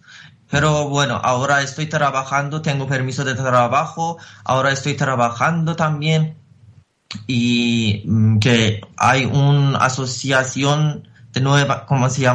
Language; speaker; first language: Spanish; non-native, fluent; Persian